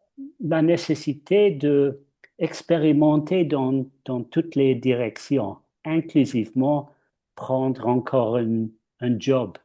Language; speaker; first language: French; non-native, fluent; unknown